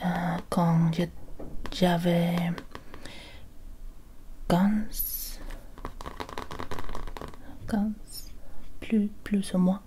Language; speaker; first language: French; non-native, learner; Spanish